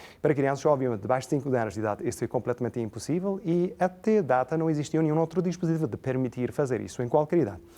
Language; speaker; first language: Portuguese; non-native, fluent; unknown